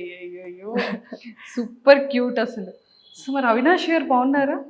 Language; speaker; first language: Telugu; native; Telugu